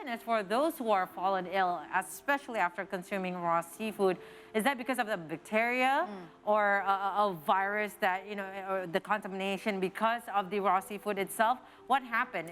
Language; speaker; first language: English; non-native, fluent; Indonesian